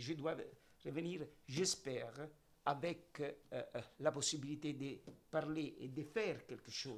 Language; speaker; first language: French; non-native, learner; Italian